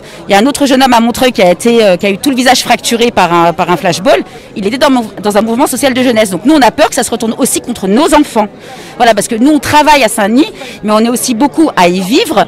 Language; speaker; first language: French; native; French